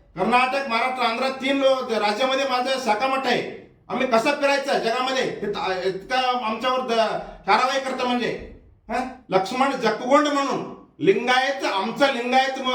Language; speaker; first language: Marathi; non-native, local second language; Kannada